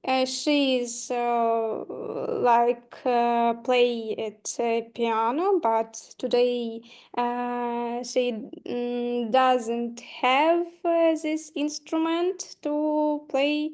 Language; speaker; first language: English; non-native, learner; Ukrainian